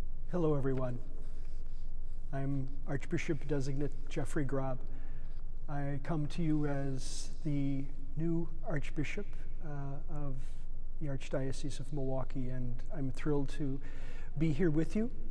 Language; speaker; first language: English; native; English